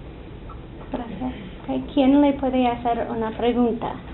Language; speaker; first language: Spanish; non-native, fluent; English